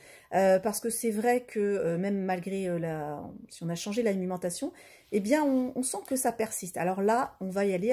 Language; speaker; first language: French; native; French